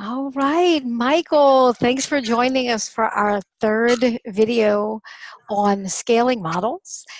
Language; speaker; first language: English; native; English